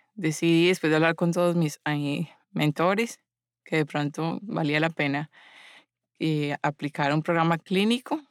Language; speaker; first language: Spanish; native; Spanish